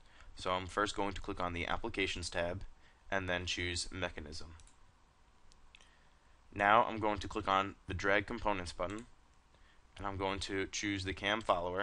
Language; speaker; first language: English; native; English